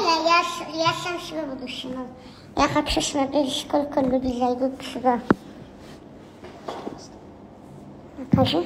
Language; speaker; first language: Russian; non-native, local second language; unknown